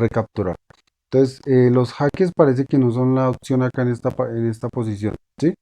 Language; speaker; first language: Spanish; native; Spanish